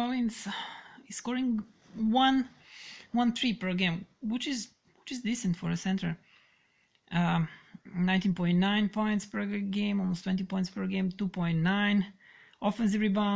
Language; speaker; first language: English; non-native, fluent; Serbian